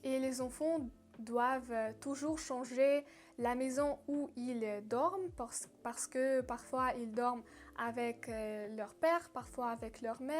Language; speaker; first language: French; non-native, learner; Russian